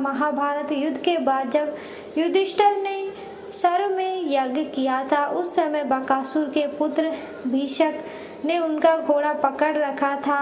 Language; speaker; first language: Hindi; native; Hindi